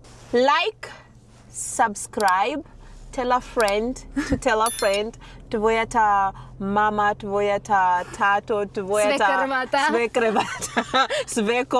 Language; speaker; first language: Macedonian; non-native, learner; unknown